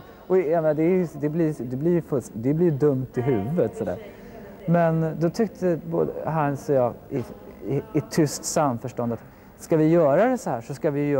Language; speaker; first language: Swedish; native; Swedish